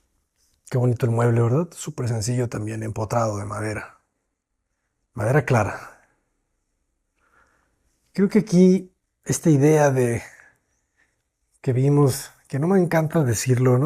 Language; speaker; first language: Spanish; native; Spanish